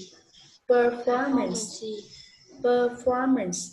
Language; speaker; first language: English; non-native, learner; Vietnamese